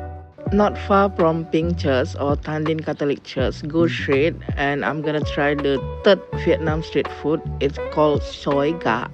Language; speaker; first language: English; non-native, learner; Indonesian